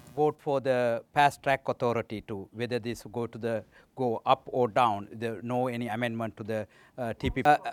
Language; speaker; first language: English; non-native, local second language; Sinhala